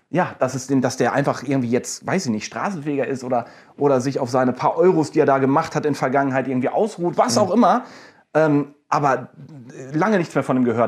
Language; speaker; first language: German; native; German